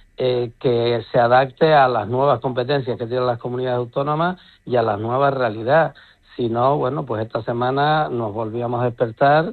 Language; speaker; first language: Spanish; native; Spanish